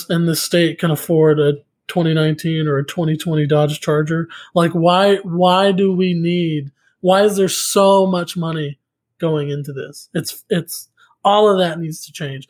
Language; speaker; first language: English; native; English